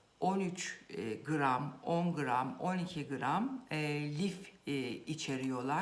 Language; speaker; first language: Turkish; native; Turkish